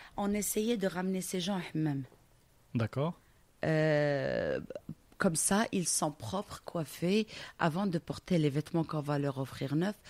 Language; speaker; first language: French; non-native, local second language; Arabic